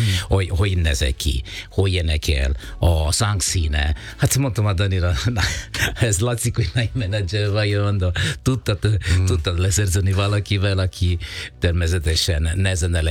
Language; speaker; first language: Hungarian; non-native, fluent; Italian